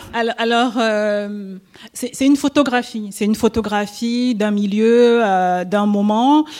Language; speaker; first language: French; native; French